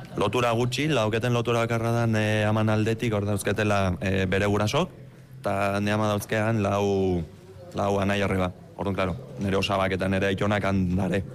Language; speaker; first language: Basque; early bilingual, other home language; Romanian